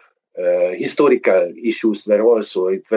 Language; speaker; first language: English; early bilingual, other home language; Hungarian